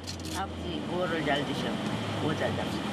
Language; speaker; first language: Korean; native; Korean